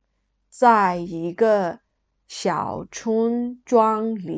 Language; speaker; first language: Chinese; non-native, fluent; Burmese